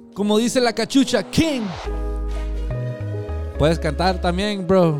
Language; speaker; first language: Spanish; early bilingual, other home language; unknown